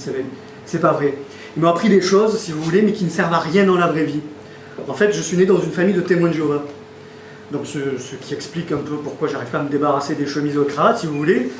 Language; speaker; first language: French; native; French